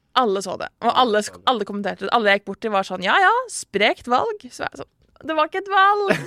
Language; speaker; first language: Norwegian; native; Norwegian